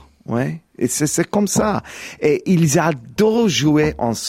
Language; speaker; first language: French; non-native, learner; English